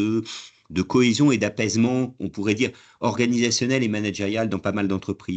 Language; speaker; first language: French; native; French